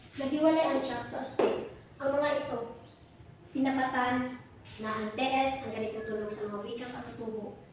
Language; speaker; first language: Filipino; non-native, local second language; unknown